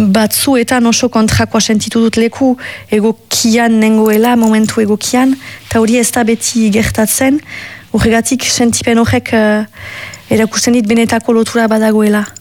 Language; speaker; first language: Basque; native; Basque